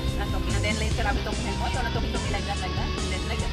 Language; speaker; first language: English; non-native, learner; Filipino